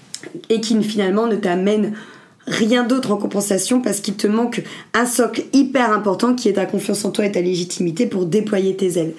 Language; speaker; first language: French; native; French